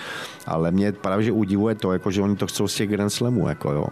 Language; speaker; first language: Czech; native; Czech